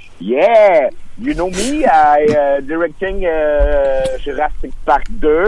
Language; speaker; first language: English; non-native, learner; French